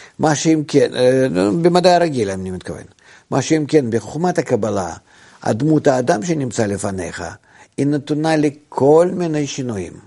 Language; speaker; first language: Hebrew; non-native, fluent; Russian